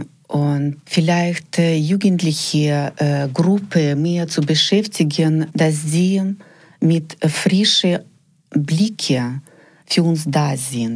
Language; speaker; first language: German; non-native, fluent; Ukrainian